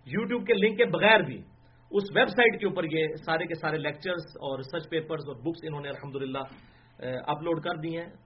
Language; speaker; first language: Urdu; non-native, local second language; Punjabi